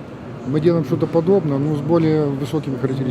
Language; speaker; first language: Russian; native; Russian